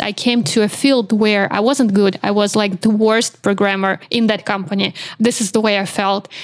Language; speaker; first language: English; non-native, fluent; Belarusian